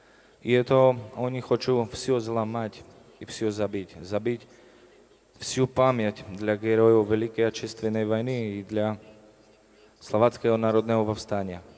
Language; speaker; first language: Russian; non-native, learner; Slovak